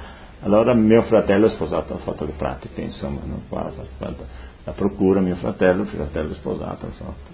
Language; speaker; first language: Italian; non-native, local second language; Friulian